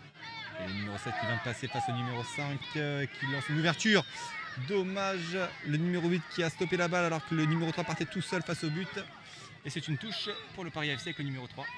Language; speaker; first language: French; native; French